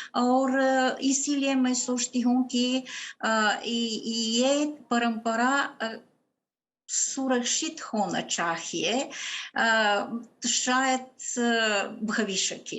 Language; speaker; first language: Hindi; non-native, fluent; Bulgarian